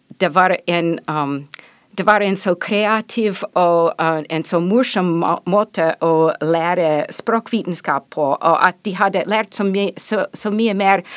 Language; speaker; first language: Norwegian; non-native, fluent; English